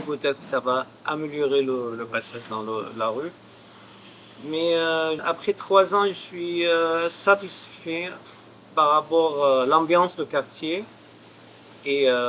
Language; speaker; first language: French; non-native, fluent; Arabic